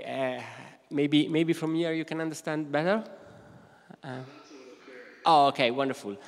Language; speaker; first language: English; non-native, fluent; Italian